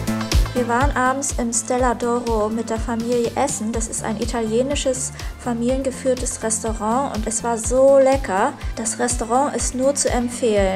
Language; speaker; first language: German; native; German